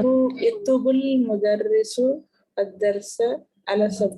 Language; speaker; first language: Arabic; non-native, learner; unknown